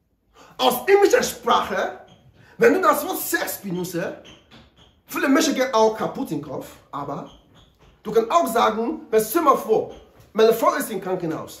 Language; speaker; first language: German; non-native, learner; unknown